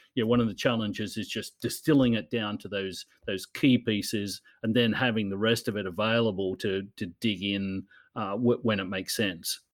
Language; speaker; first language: English; native; English